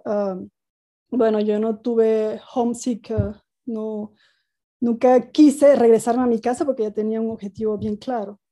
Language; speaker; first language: Spanish; native; Spanish